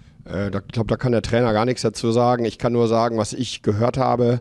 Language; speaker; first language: German; native; German